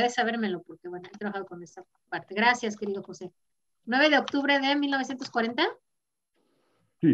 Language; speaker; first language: Spanish; native; Spanish